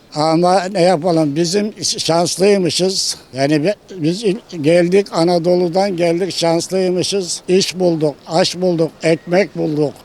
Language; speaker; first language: Turkish; native; Turkish